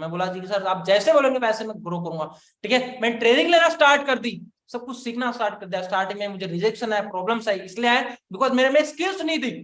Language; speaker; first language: Hindi; non-native, local second language; Marathi